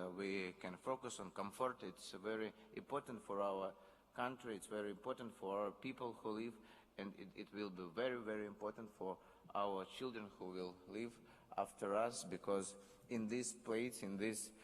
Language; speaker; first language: English; non-native, learner; Russian